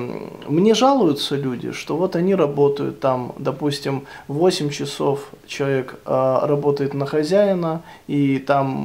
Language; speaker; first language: Russian; native; Russian